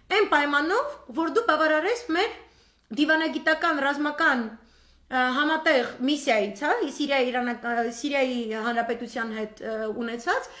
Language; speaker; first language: Armenian; native; Armenian